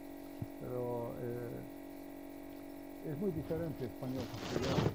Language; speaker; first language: Spanish; non-native, learner; Slovenian